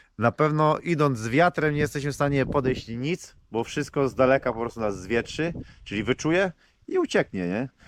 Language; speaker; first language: Polish; native; Polish